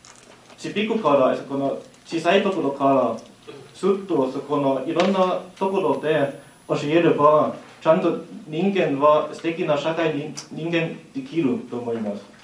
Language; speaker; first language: Japanese; non-native, learner; German